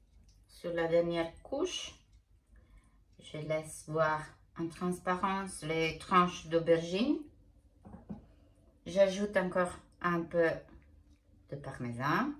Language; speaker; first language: French; non-native, fluent; Italian